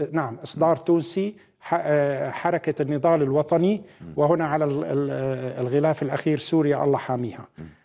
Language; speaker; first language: Arabic; native; Arabic